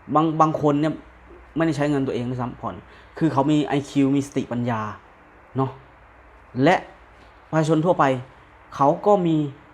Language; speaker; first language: Thai; native; Thai